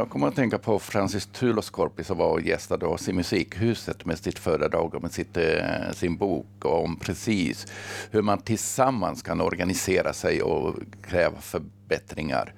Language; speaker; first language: Swedish; native; Swedish